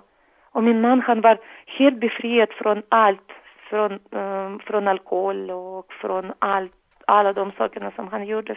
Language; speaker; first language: Swedish; non-native, fluent; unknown